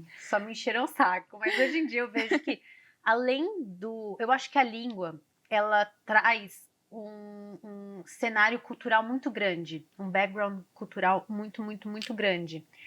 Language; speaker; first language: Portuguese; native; Portuguese